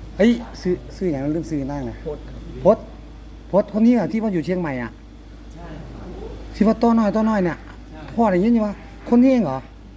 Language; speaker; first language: Thai; native; Thai